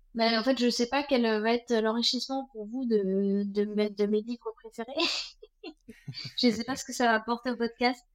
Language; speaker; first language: French; native; French